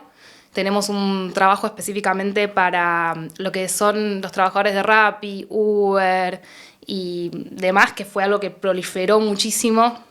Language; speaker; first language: Spanish; native; Spanish